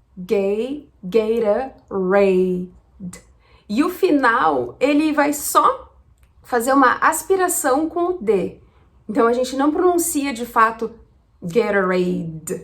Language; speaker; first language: Portuguese; native; Portuguese